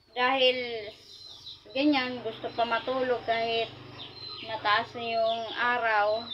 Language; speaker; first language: Filipino; non-native, local second language; Masbatenyo